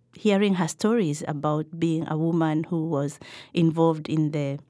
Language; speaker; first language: English; non-native, local second language; Kikuyu